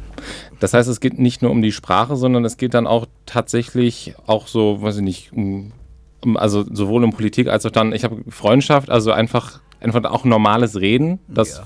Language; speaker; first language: German; native; German